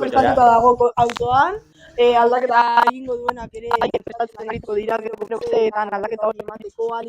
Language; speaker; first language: Basque; native; Basque